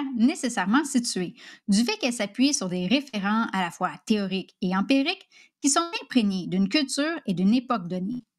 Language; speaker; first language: French; native; French